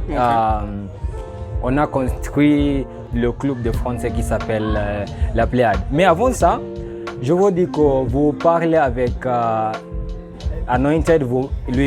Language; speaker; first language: French; non-native, learner; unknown